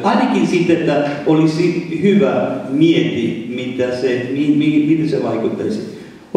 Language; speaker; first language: Finnish; non-native, fluent; Spanish